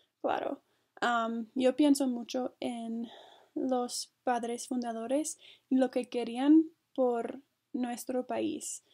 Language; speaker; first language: Spanish; non-native, fluent; English